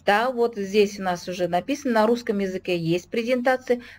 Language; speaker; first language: Russian; non-native, local second language; Kazakh